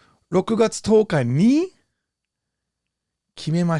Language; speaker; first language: Japanese; non-native, fluent; English